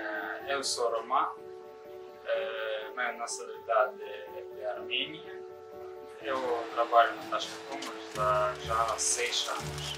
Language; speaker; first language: Portuguese; non-native, learner; Armenian